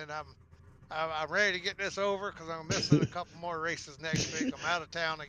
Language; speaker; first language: English; native; English